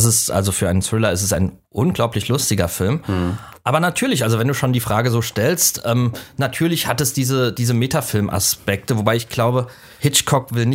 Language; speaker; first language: German; native; German